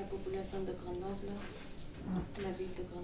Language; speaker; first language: French; non-native, fluent; Armenian